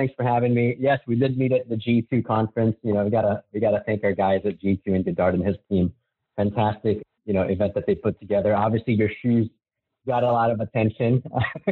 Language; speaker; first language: English; non-native, local second language; Filipino